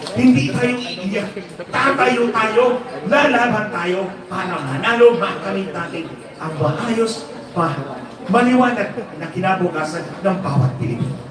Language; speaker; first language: Filipino; non-native, local second language; Cebuano